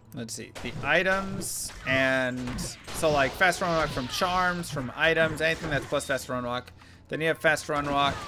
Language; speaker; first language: English; native; English